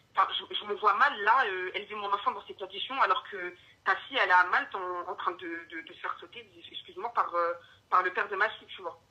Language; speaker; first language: French; early bilingual, other home language; Arabic